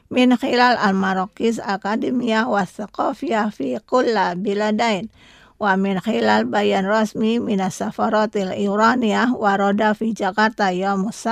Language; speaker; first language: Arabic; non-native, fluent; Indonesian